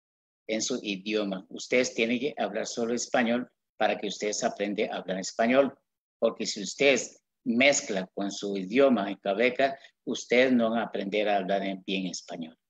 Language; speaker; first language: Spanish; non-native, local second language; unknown